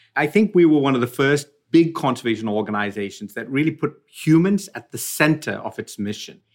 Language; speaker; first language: English; non-native, local second language; Tamil